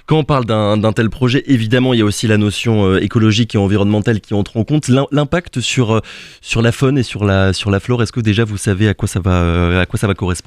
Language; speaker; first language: French; native; French